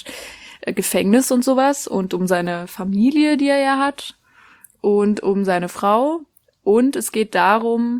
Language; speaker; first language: German; native; German